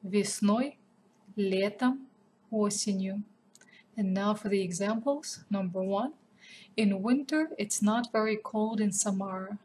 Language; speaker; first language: English; non-native, fluent; Russian